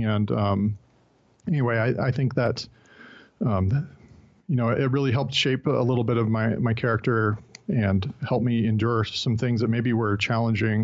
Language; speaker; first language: English; native; English